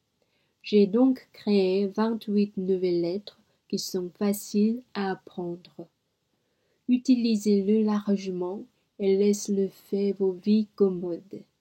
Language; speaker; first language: French; non-native, learner; Korean